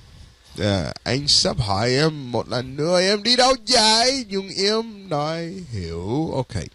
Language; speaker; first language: Vietnamese; non-native, learner; English